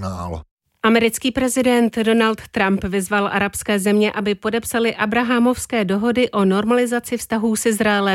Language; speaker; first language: Czech; native; Czech